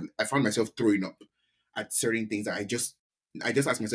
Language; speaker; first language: English; non-native, local second language; Yoruba